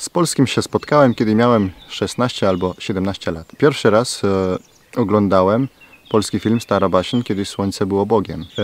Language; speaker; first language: Polish; non-native, fluent; Slovenian